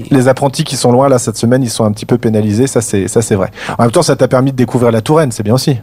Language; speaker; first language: French; native; French